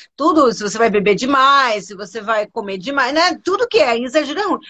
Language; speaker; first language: Portuguese; early bilingual, other home language; Spanish